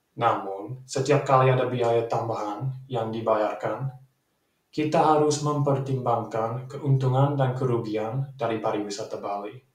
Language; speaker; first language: Indonesian; non-native, fluent; English